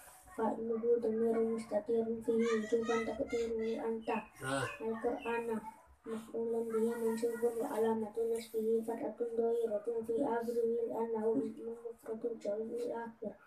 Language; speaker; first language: Arabic; non-native, learner; Javanese